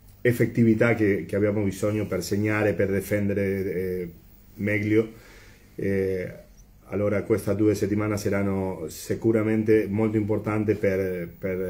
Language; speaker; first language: Italian; non-native, fluent; Spanish